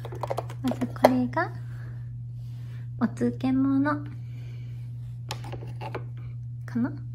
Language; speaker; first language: Japanese; native; Japanese